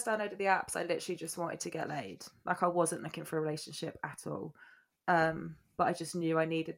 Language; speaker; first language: English; native; English